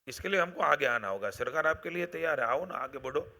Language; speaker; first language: Hindi; non-native, local second language; Gujarati